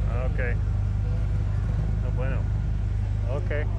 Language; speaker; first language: Spanish; non-native, learner; English